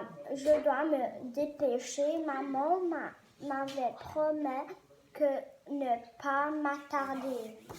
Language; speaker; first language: French; non-native, learner; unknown